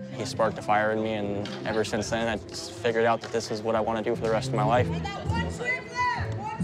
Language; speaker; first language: English; native; English